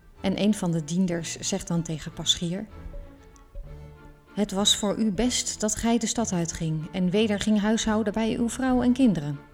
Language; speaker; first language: Dutch; native; Dutch